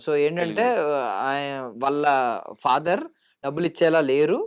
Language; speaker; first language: Telugu; native; Telugu